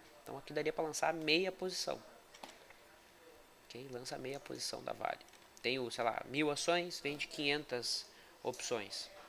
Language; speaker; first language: Portuguese; native; Portuguese